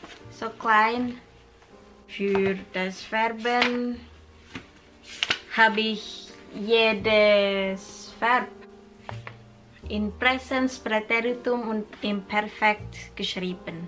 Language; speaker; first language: German; non-native, fluent; Indonesian